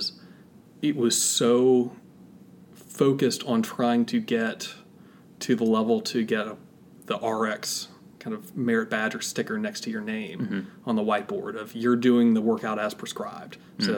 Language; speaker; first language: English; native; English